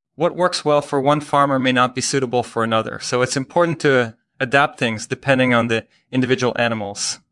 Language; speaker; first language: English; non-native, fluent; Dutch